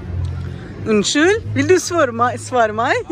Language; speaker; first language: Norwegian; non-native, learner; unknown